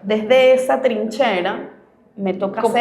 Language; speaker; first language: Spanish; native; Spanish